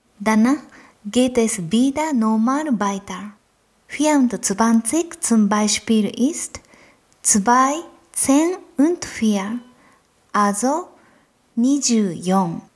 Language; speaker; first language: German; non-native, fluent; Japanese